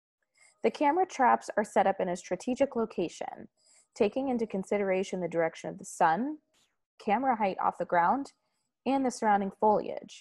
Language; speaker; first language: English; native; English